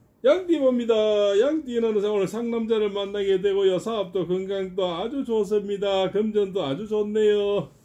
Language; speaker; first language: Korean; native; Korean